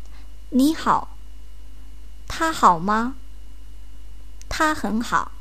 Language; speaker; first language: Chinese; non-native, fluent; Japanese